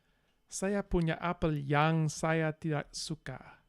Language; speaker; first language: Indonesian; non-native, learner; English